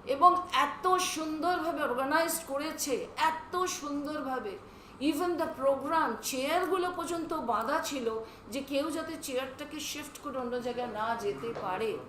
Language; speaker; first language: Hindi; non-native, local second language; Bangla